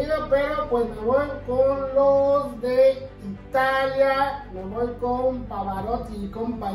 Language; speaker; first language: Spanish; native; Spanish